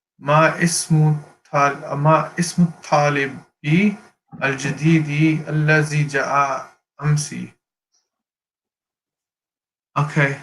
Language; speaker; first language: Arabic; non-native, learner; English